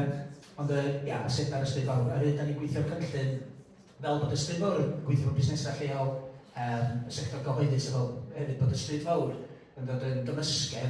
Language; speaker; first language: Welsh; native; Welsh